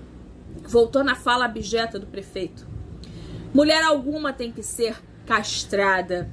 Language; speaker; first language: Portuguese; native; Portuguese